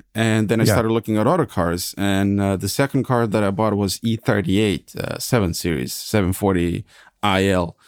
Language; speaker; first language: English; non-native, fluent; Serbian